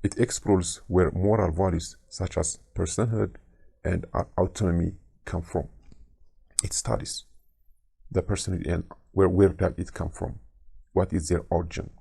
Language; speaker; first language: English; non-native, local second language; Amharic